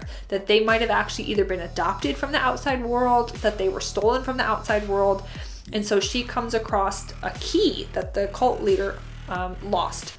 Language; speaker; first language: English; native; English